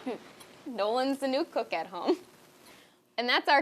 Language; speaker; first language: English; native; English